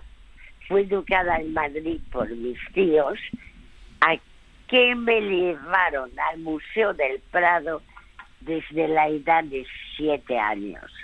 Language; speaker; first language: Spanish; early bilingual, other home language; French